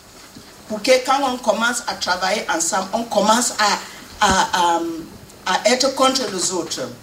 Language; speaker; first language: French; non-native, fluent; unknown